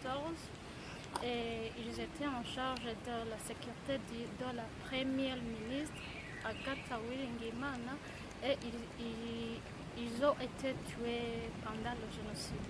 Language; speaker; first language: French; non-native, local second language; Kinyarwanda